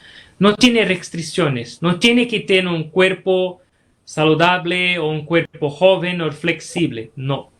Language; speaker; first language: Spanish; non-native, fluent; Portuguese